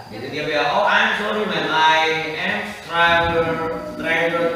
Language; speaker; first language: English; non-native, learner; Indonesian